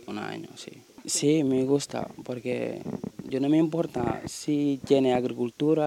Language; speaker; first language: Spanish; non-native, learner; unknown